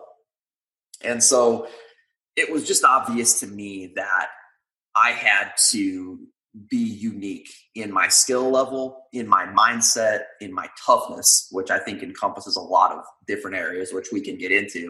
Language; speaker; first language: English; native; English